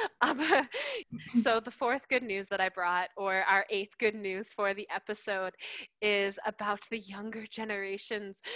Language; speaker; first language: English; native; English